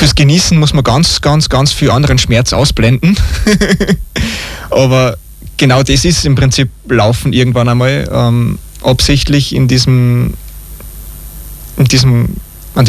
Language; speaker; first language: German; native; German